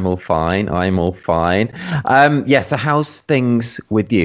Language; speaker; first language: English; native; English